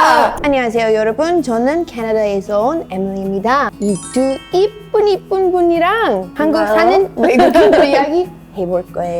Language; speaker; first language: Korean; non-native, learner; English